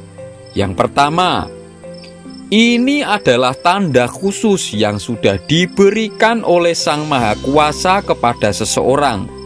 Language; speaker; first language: Indonesian; non-native, local second language; Javanese